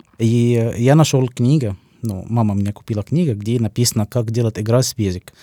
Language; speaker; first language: Russian; non-native, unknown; Arabic